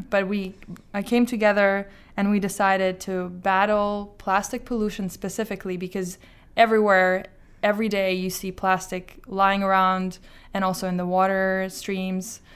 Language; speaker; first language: English; non-native, fluent; Azerbaijani